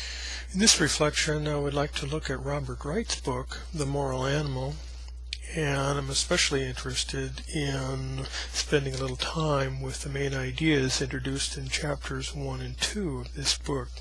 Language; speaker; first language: English; native; English